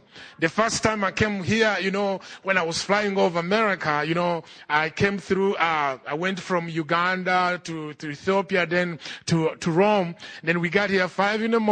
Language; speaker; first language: English; non-native, local second language; Ganda